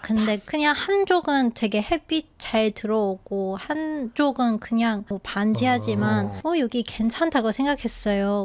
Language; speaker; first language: Korean; non-native, fluent; English